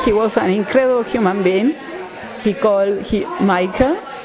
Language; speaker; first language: English; non-native, fluent; Spanish